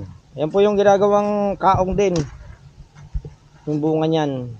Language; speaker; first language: Filipino; native; Filipino